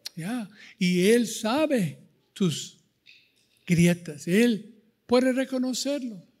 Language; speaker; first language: Spanish; non-native, fluent; English